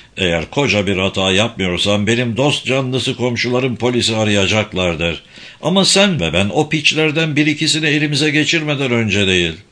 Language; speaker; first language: Turkish; native; Turkish